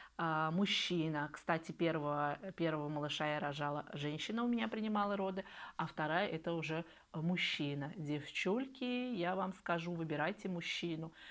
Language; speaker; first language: Russian; native; Russian